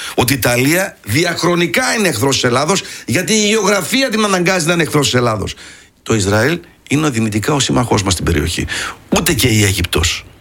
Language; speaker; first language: Greek; early bilingual, heritage; Greek